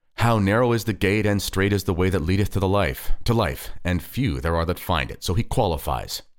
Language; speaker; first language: English; native; English